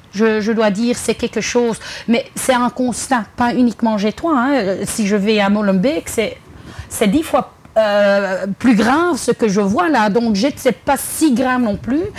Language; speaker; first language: French; non-native, local second language; Dutch